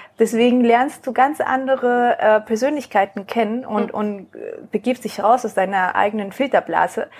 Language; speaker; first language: German; early bilingual, other home language; Spanish